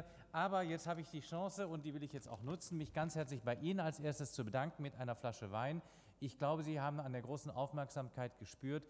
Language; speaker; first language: German; native; German